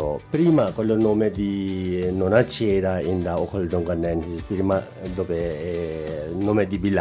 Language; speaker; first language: Italian; non-native, learner; Nepali